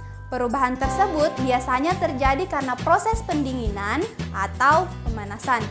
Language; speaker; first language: Malay; native; Malay